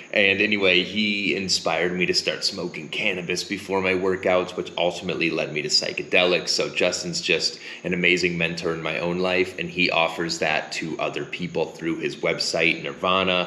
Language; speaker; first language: English; native; English